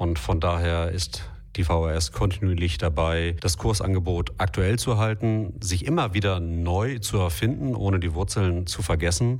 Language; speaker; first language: German; native; German